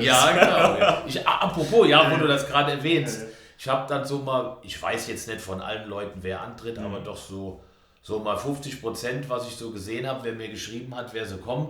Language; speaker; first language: German; native; German